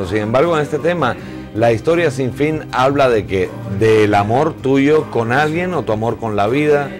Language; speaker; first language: Spanish; native; Spanish